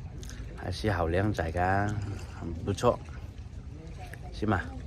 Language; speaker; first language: Chinese; non-native, local second language; Cantonese